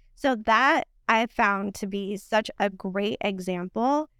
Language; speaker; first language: English; non-native, fluent; Spanish